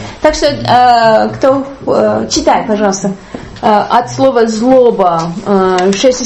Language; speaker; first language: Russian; non-native, learner; English